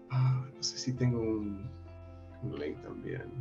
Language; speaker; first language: Spanish; non-native, fluent; English